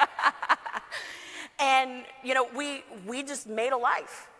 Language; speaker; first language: English; native; English